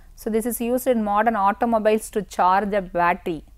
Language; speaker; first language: English; non-native, local second language; Tamil